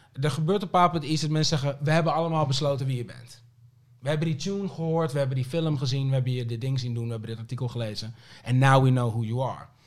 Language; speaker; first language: Dutch; early bilingual, other home language; Papiamento